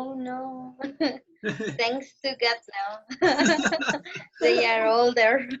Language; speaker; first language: English; non-native, learner; Spanish